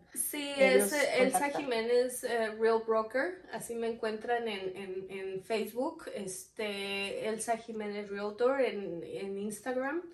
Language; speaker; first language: Spanish; native; Spanish